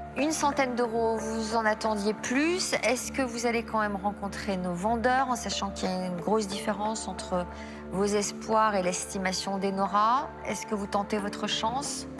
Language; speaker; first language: French; native; French